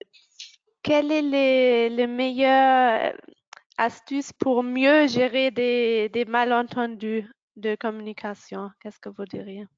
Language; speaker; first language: French; non-native, fluent; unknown